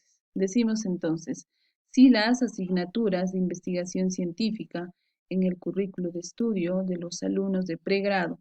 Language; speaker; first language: Spanish; native; Spanish